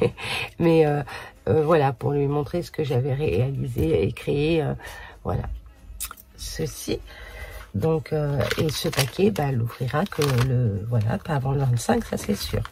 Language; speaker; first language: French; native; French